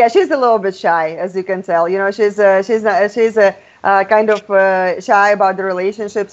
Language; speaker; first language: English; non-native, fluent; Russian